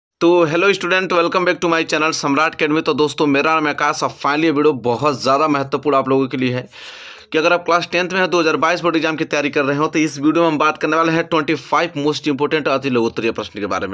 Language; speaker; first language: Hindi; native; Hindi